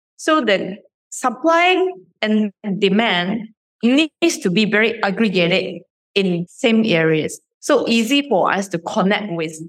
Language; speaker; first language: English; non-native, fluent; Japanese